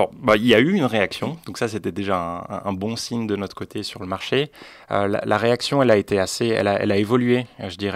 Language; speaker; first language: French; native; French